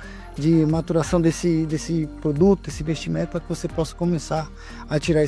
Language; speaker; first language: Portuguese; native; Portuguese